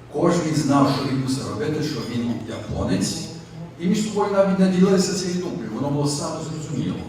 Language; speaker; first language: Ukrainian; early bilingual, heritage; Ukrainian